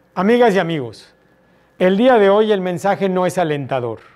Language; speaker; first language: Spanish; native; Spanish